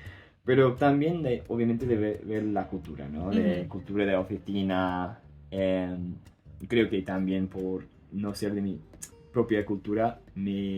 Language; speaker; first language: Spanish; non-native, fluent; English